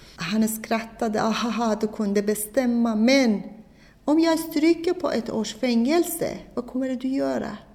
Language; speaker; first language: Swedish; non-native, fluent; Persian